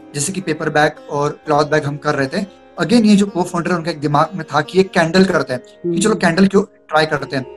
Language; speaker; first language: Hindi; non-native, local second language; Marathi